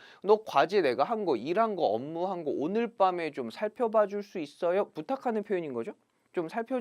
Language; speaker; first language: Korean; native; Korean